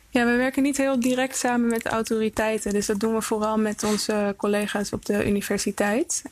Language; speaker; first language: Dutch; early bilingual, other home language; Icelandic